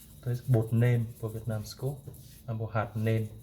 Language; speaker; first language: Polish; non-native, fluent; Vietnamese